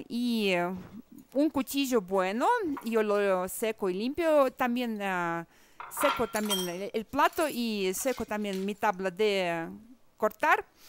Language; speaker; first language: Spanish; non-native, fluent; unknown